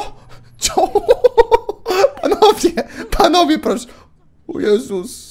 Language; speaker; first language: Polish; native; Polish